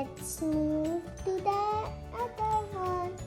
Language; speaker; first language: English; non-native, learner; Hindi